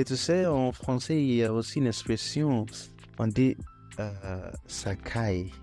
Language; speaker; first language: French; non-native, fluent; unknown